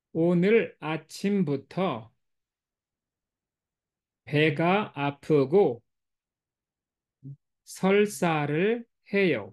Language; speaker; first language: Korean; non-native, fluent; English